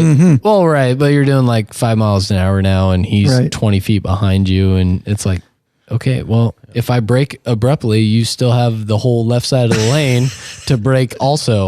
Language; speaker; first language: English; native; English